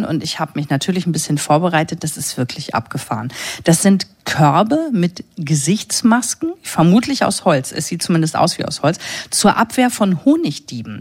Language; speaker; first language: German; native; German